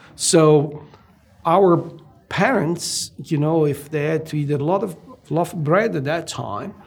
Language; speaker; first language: English; non-native, fluent; Italian